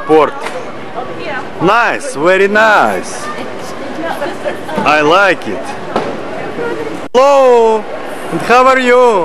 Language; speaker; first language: English; non-native, learner; Russian